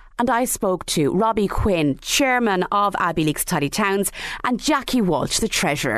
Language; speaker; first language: English; native; English